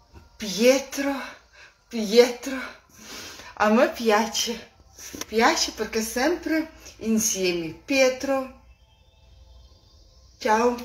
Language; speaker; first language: Italian; non-native, learner; Russian